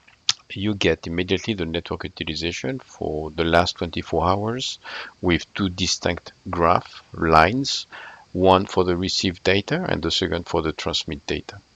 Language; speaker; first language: English; non-native, fluent; French